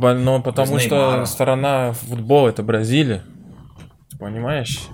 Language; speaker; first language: Russian; non-native, learner; Portuguese